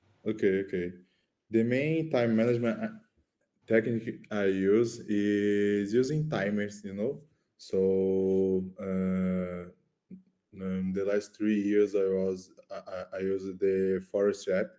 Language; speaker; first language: English; non-native, learner; Portuguese